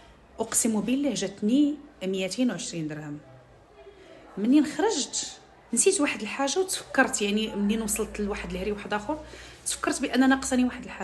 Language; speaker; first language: Arabic; native; Arabic